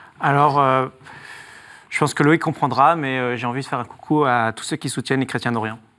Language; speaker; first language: French; native; French